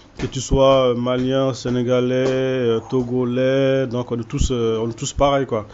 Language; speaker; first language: French; early bilingual, other home language; Soninke